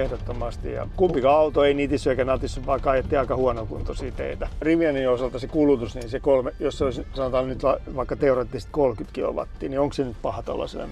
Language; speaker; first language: Finnish; native; Finnish